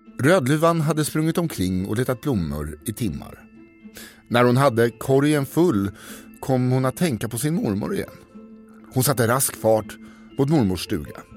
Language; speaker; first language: Swedish; native; Swedish